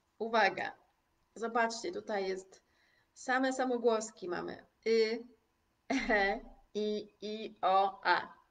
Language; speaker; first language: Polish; native; Polish